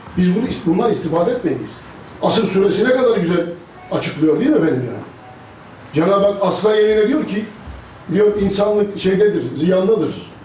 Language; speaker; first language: Turkish; native; Turkish